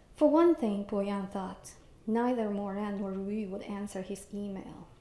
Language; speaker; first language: English; non-native, fluent; Chinese